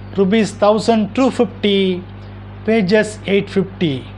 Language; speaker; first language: English; non-native, local second language; Tamil